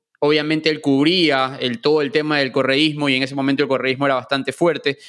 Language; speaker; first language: Spanish; native; Spanish